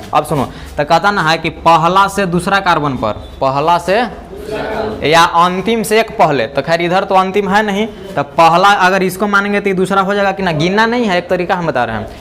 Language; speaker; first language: Hindi; native; Hindi